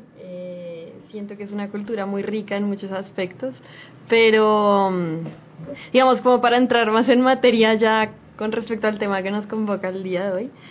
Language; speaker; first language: Spanish; native; Spanish